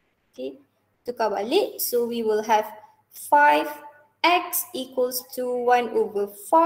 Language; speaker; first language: English; non-native, local second language; Malay